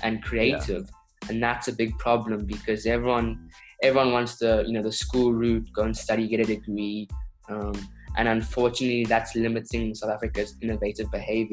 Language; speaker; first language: English; native; English